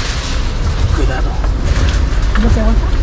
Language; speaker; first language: Spanish; non-native, learner; Filipino